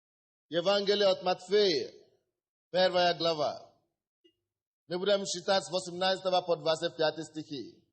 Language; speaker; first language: Russian; non-native, fluent; Yoruba